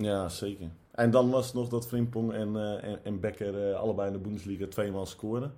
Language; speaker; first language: Dutch; native; Dutch